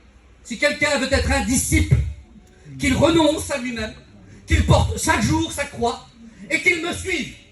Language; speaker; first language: French; native; French